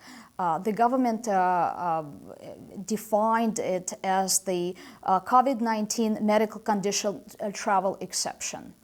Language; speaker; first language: English; non-native, fluent; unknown